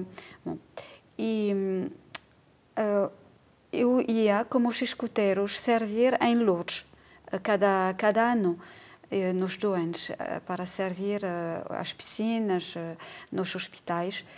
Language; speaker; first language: Portuguese; non-native, fluent; French